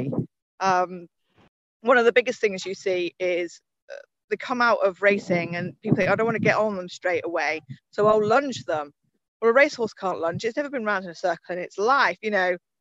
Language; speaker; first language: English; native; English